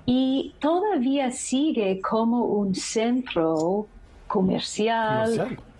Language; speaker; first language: Spanish; non-native, fluent; English